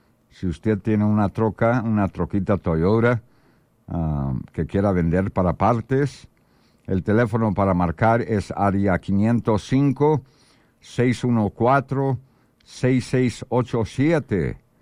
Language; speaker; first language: Spanish; early bilingual, heritage; Spanish